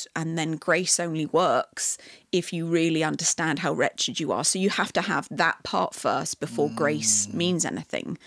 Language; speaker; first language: English; native; English